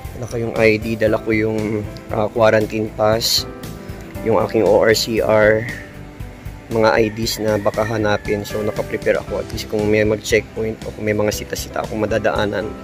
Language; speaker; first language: Filipino; native; Filipino